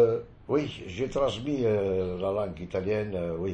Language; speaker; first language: French; non-native, fluent; Italian